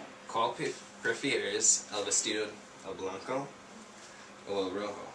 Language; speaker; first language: Spanish; non-native, learner; English